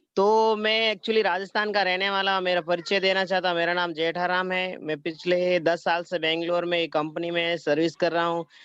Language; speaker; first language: Hindi; native; Hindi